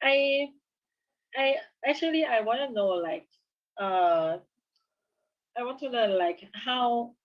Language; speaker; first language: English; non-native, learner; Thai